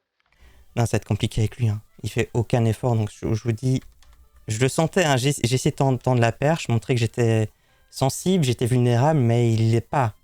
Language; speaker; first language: French; native; French